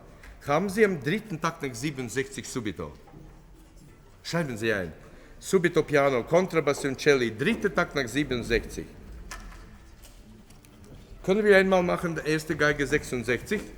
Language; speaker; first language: German; non-native, fluent; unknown